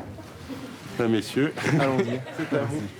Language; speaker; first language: French; native; French